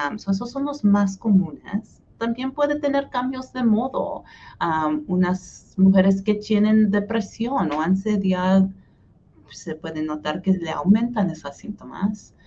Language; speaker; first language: Spanish; early bilingual, heritage; Spanish